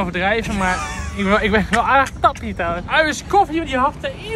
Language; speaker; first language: Dutch; native; Dutch